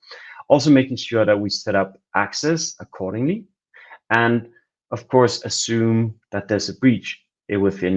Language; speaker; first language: English; non-native, fluent; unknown